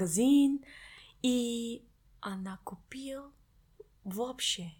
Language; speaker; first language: Russian; non-native, learner; English